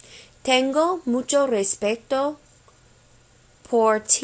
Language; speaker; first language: Spanish; non-native, fluent; English